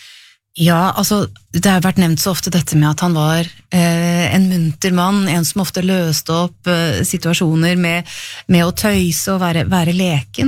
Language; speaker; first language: Norwegian; native; Norwegian